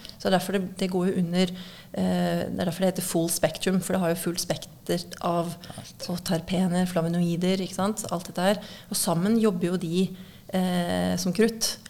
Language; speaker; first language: Norwegian; native; Norwegian